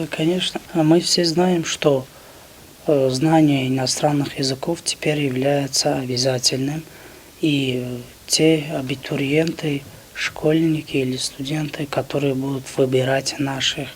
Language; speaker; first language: Russian; non-native, local second language; Tajik